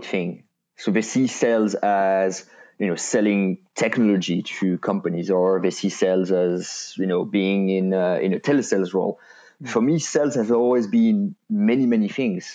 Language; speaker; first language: English; non-native, fluent; French